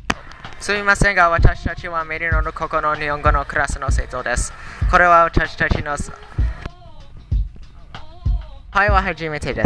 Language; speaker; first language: Japanese; non-native, learner; English